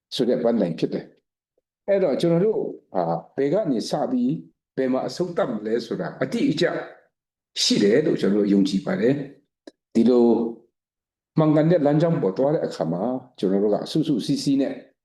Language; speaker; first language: Burmese; non-native, local second language; Kachin